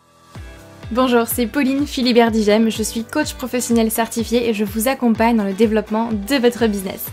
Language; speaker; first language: French; native; French